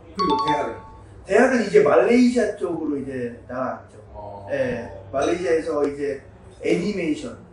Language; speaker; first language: Korean; early bilingual, heritage; Korean